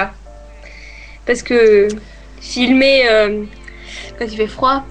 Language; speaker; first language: French; native; French